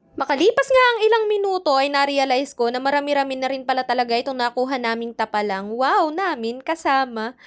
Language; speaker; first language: Filipino; native; Filipino